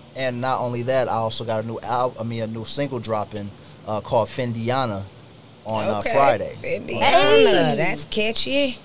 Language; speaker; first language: English; native; English